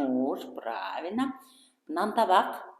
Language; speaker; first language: Russian; non-native, local second language; Kara-Kalpak